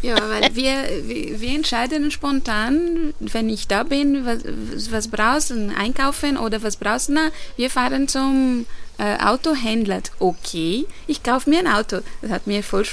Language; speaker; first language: German; non-native, fluent; Portuguese